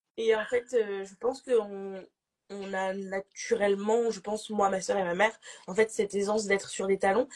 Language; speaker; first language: French; native; French